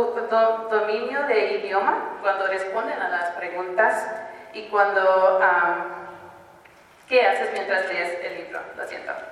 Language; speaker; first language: Spanish; early bilingual, heritage; Spanish